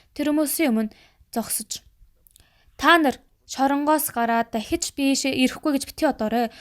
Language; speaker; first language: Mongolian; native; Mongolian